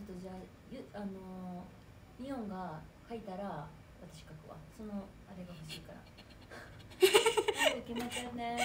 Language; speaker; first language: Japanese; native; Japanese